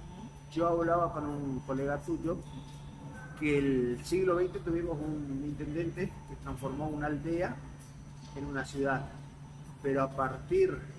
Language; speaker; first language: Spanish; native; Spanish